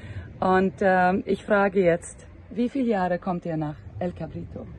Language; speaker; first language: German; non-native, fluent; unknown